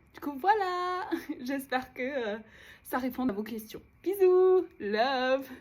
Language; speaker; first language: French; non-native, fluent; English